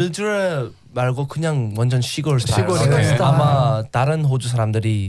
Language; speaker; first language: Korean; non-native, learner; English